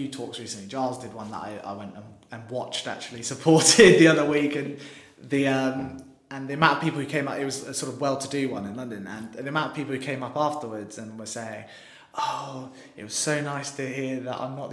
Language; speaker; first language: English; native; English